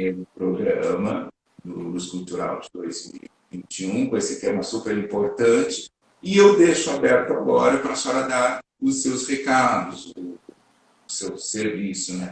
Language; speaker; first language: Portuguese; native; Portuguese